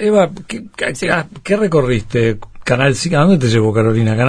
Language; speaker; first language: Spanish; native; Spanish